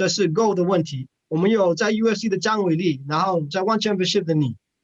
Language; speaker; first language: Chinese; non-native, fluent; English